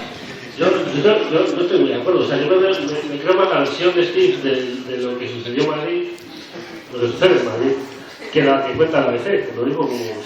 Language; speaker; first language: Spanish; native; Spanish